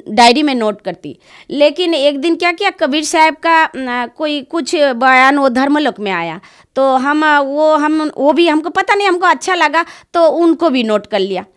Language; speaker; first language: Hindi; non-native, local second language; Bangla